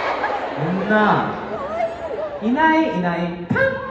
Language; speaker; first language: Japanese; non-native, learner; Korean